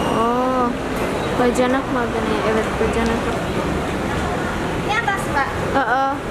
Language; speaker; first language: Turkish; non-native, learner; Indonesian